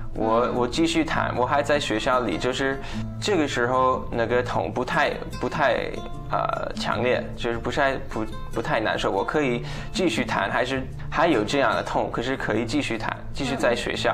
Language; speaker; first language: Chinese; non-native, fluent; English